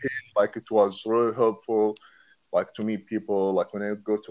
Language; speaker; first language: English; non-native, learner; Arabic